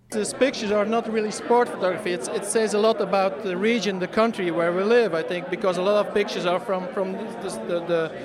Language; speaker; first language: English; non-native, fluent; Dutch